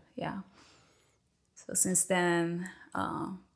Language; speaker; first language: English; non-native, fluent; Portuguese